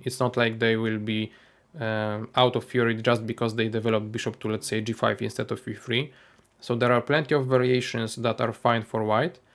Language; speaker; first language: English; non-native, fluent; Polish